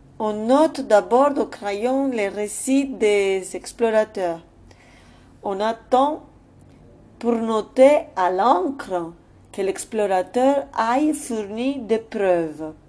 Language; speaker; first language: French; non-native, fluent; Spanish